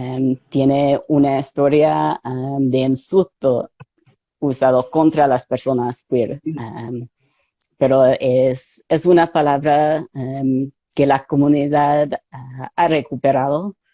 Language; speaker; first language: Spanish; non-native, fluent; English